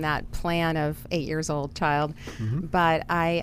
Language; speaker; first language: English; early bilingual, other home language; German